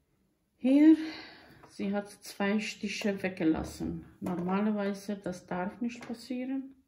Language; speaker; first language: German; non-native, learner; Croatian